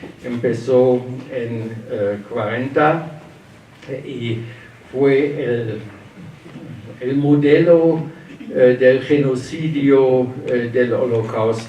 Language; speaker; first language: Spanish; non-native, learner; German